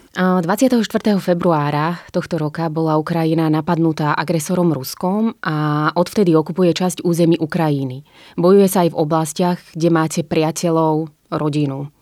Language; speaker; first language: Slovak; native; Slovak